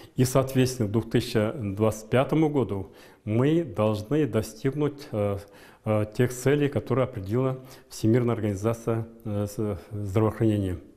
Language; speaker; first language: Russian; non-native, local second language; Kazakh